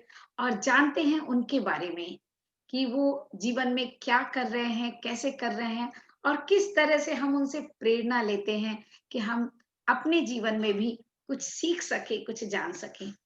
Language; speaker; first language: Hindi; native; Hindi